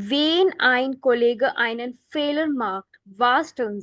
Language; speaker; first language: German; non-native, fluent; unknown